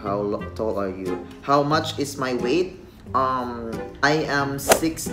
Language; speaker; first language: English; non-native, local second language; Filipino